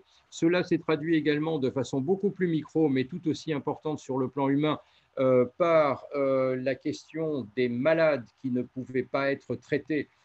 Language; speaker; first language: French; native; French